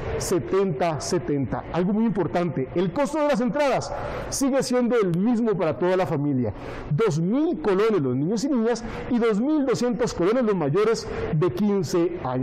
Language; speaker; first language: Spanish; native; Spanish